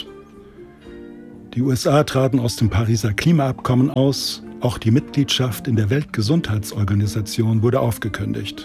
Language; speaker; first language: German; native; German